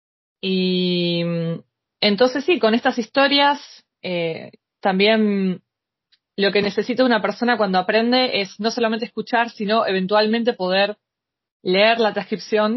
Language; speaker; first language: Spanish; native; Spanish